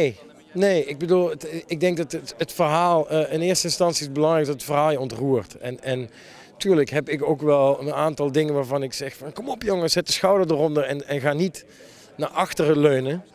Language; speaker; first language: Dutch; native; Dutch